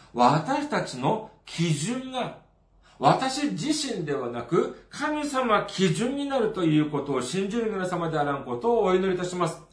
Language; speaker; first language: Japanese; non-native, fluent; Korean